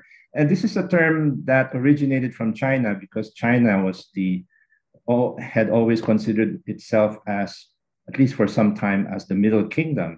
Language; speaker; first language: English; non-native, local second language; Min Nan Chinese